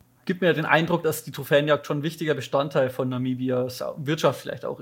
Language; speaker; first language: German; native; German